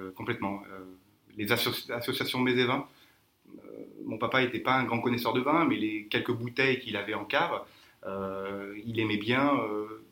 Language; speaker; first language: French; native; French